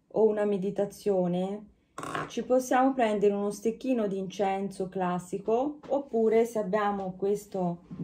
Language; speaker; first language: Italian; early bilingual, heritage; Italian